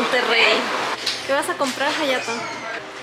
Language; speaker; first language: Spanish; native; Spanish